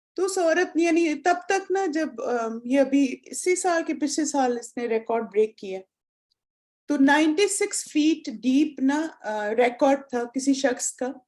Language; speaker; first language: Urdu; native; Urdu